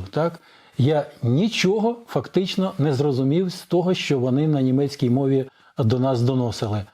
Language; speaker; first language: Ukrainian; non-native, local second language; Russian